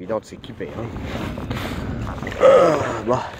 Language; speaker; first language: French; native; French